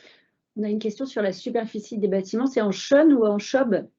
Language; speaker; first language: French; native; French